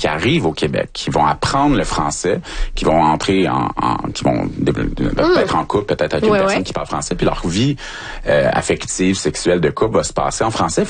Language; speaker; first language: French; native; French